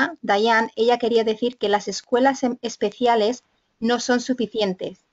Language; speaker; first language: Spanish; native; Spanish